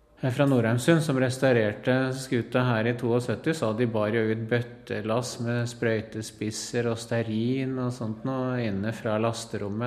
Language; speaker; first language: Norwegian; native; Norwegian